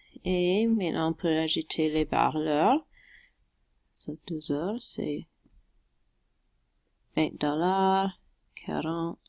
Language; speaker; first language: French; non-native, local second language; English